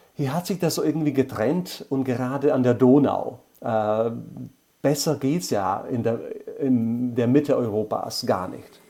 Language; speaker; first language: German; non-native, fluent; Slovak